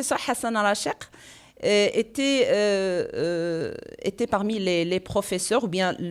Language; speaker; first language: French; non-native, local second language; Arabic